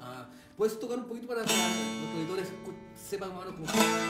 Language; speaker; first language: Spanish; native; Spanish